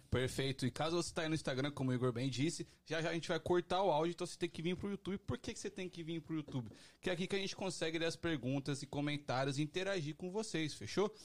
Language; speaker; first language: Portuguese; native; Portuguese